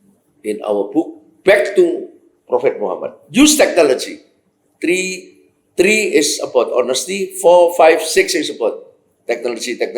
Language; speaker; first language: English; non-native, fluent; Indonesian